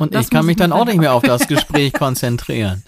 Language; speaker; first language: German; native; German